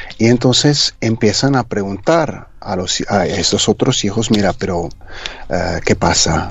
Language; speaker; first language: Spanish; non-native, fluent; Italian